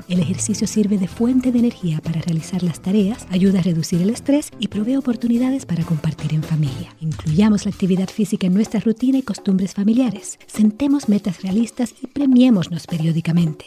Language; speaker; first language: Spanish; native; Spanish